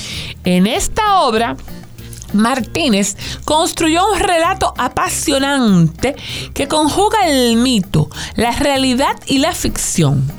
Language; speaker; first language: Spanish; native; Spanish